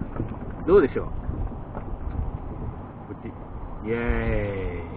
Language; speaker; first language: Japanese; native; Japanese